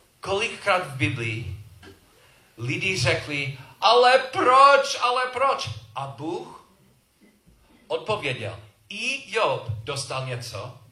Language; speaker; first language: Czech; non-native, learner; English